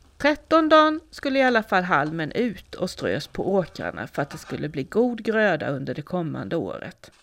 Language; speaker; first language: Swedish; native; Swedish